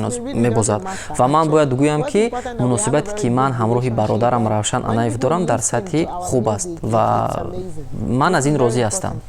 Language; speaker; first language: Persian; non-native, fluent; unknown